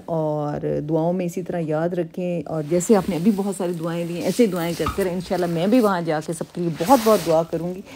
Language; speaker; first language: Urdu; native; Urdu